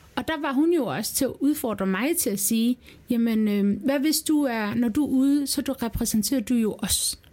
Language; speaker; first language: Danish; early bilingual, other home language; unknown